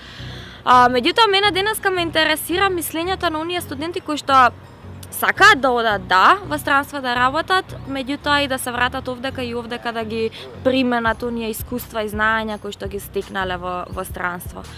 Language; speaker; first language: Macedonian; native; Macedonian